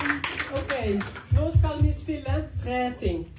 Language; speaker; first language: Norwegian; non-native, fluent; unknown